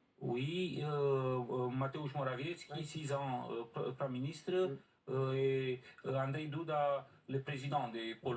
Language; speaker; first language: French; non-native, learner; Romanian